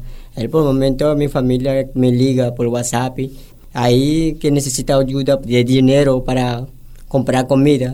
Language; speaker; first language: Spanish; non-native, local second language; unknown